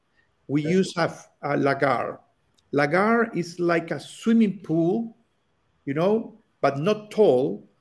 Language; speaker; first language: English; non-native, learner; Spanish